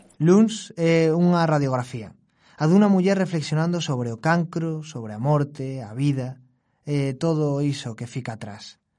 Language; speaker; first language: Galician; non-native, local second language; Spanish